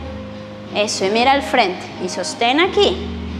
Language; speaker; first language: Spanish; native; Spanish